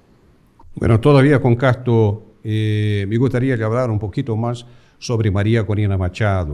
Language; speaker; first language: Spanish; non-native, fluent; Portuguese